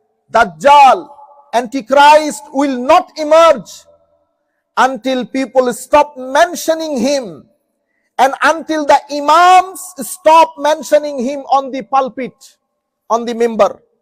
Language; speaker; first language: English; non-native, local second language; Bangla